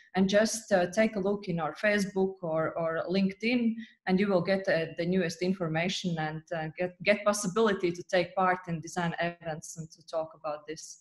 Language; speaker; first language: English; non-native, fluent; Latvian